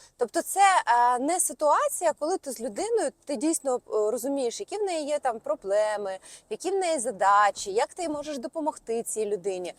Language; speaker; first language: Ukrainian; non-native, local second language; Russian